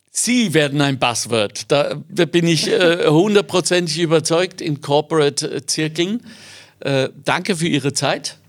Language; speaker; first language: German; native; German